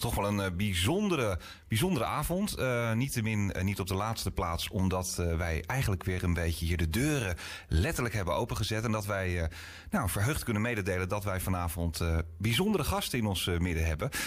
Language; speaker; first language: Dutch; native; Dutch